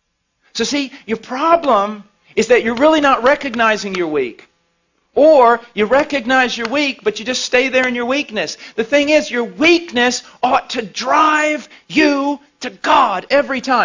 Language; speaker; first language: English; native; English